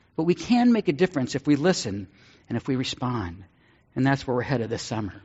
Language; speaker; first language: English; native; English